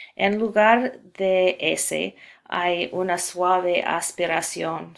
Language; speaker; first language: Spanish; non-native, fluent; English